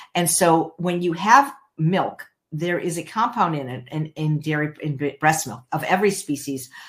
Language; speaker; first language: English; early bilingual, other home language; French